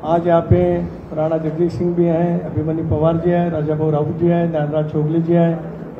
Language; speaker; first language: Hindi; non-native, local second language; Marathi